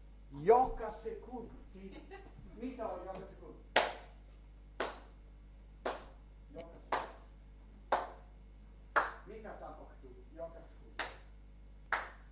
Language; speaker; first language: Finnish; non-native, learner; Italian